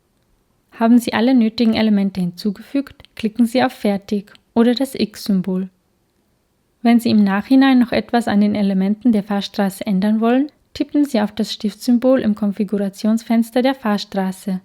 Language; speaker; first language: German; native; German